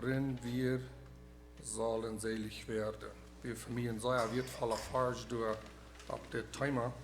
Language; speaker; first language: German; early bilingual, heritage; Plautdietsch